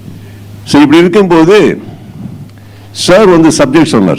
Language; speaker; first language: Tamil; non-native, fluent; Kannada